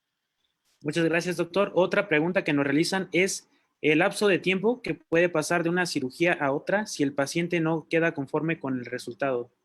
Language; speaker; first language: Spanish; native; Spanish